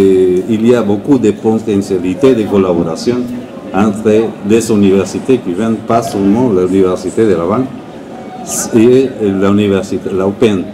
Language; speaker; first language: French; non-native, learner; Spanish